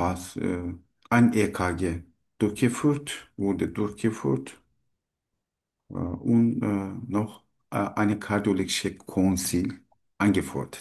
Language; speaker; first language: German; non-native, learner; Turkish